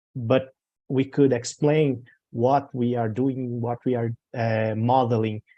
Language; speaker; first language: English; non-native, learner; Portuguese